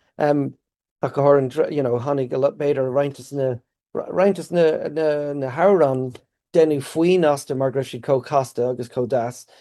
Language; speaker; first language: Irish; native; Irish